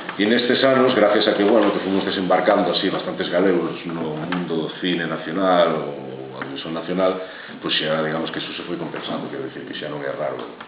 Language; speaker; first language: Galician; native; Galician